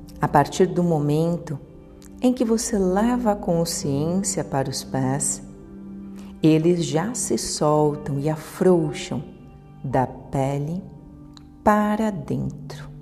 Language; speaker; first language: Portuguese; native; Portuguese